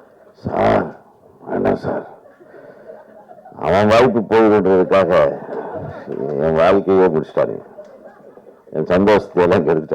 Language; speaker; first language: Tamil; native; Tamil